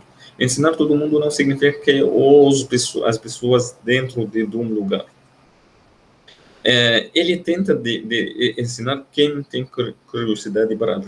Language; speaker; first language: Portuguese; non-native, fluent; Arabic